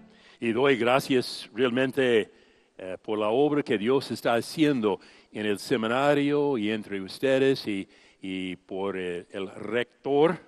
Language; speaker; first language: Spanish; non-native, fluent; English